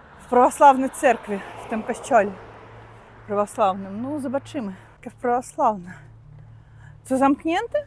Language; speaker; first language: Polish; non-native, learner; Russian